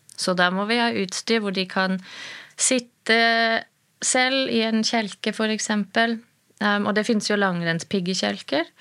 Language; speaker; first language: Norwegian; non-native, fluent; German